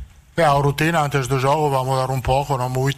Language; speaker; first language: Portuguese; non-native, learner; Italian